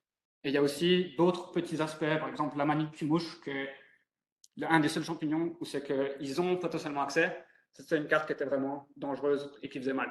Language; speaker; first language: French; native; French